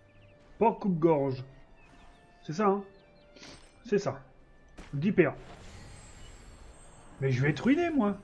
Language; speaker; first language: French; native; French